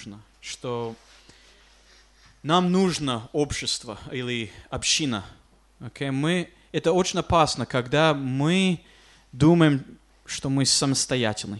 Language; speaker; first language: Russian; non-native, fluent; English